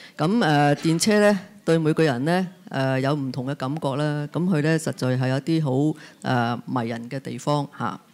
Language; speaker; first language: Cantonese; native; Cantonese